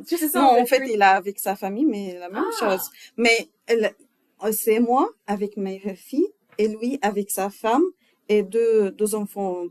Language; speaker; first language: French; non-native, learner; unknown